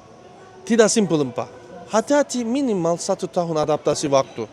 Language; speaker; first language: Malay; non-native, learner; Turkish